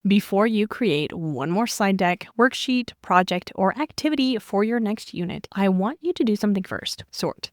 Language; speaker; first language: English; native; English